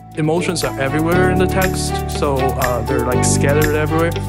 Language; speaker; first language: English; non-native, fluent; Chinese